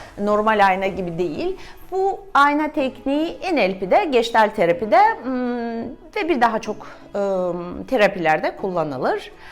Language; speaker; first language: Turkish; non-native, fluent; Russian